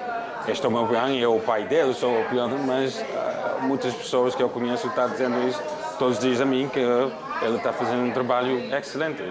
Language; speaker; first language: Portuguese; non-native, local second language; Kabuverdianu